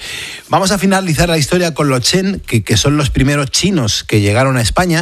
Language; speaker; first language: Spanish; native; Spanish